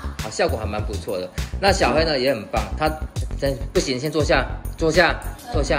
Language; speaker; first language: Chinese; native; Chinese